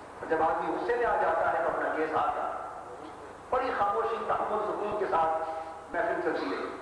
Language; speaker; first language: Urdu; non-native, local second language; Punjabi